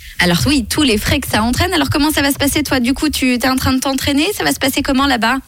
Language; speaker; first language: French; native; French